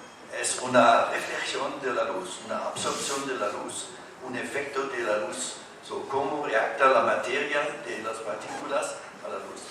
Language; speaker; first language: Spanish; non-native, fluent; German